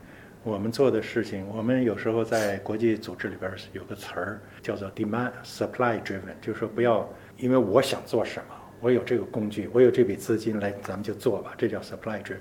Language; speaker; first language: Chinese; native; Chinese